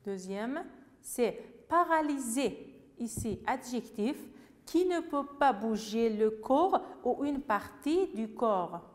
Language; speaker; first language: French; non-native, fluent; Uzbek